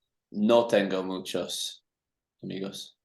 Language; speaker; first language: Spanish; non-native, learner; English